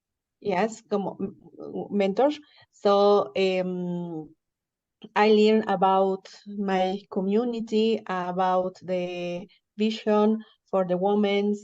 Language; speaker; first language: English; non-native, learner; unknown